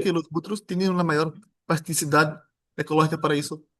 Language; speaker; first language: Spanish; non-native, fluent; Portuguese